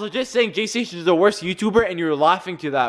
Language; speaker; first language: English; native; English